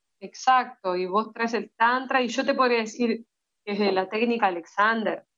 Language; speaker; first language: Spanish; early bilingual, heritage; Spanish